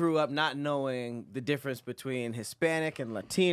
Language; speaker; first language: English; native; English